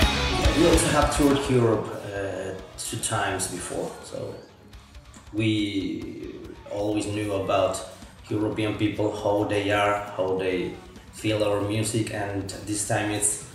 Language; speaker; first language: English; non-native, local second language; Spanish